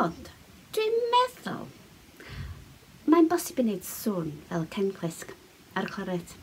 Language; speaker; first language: Welsh; non-native, local second language; English